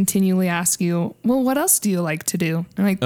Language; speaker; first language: English; native; English